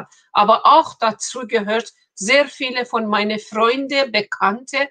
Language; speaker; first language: German; non-native, fluent; Persian